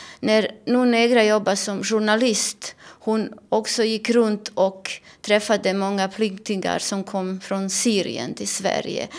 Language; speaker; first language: Swedish; non-native, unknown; Bosnian